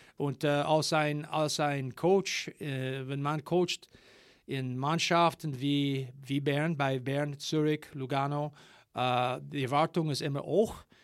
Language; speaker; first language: German; non-native, learner; English